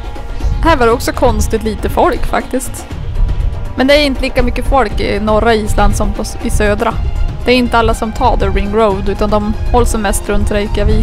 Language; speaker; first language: Swedish; native; Swedish